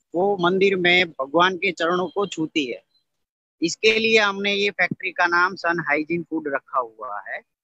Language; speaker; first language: Hindi; non-native, local second language; Gujarati